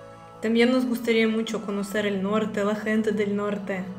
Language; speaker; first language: Spanish; non-native, learner; Russian